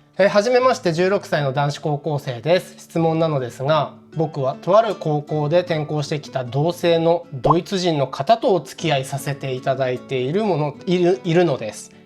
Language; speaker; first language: Japanese; native; Japanese